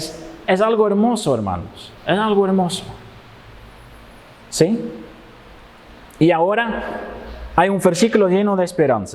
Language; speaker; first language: Spanish; non-native, fluent; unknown